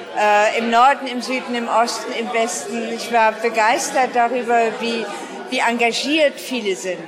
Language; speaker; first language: German; native; German